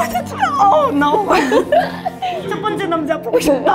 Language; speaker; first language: Korean; non-native, fluent; Ukrainian